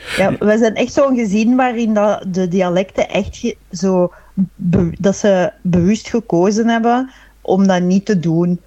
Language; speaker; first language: Dutch; native; Dutch